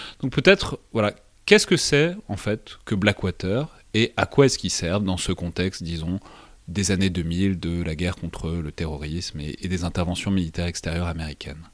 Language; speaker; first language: French; native; French